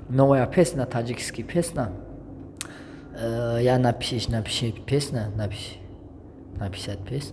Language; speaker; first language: Russian; non-native, learner; Tajik